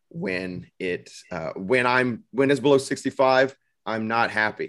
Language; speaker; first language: English; native; English